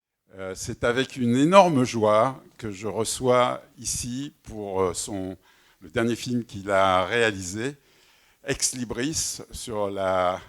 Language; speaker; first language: French; native; French